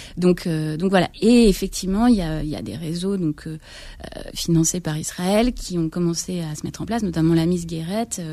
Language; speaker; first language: French; native; French